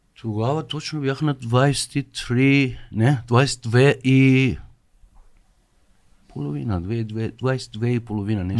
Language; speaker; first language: Bulgarian; non-native, fluent; Persian